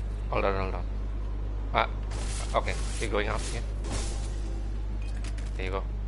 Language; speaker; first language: English; non-native, local second language; Malay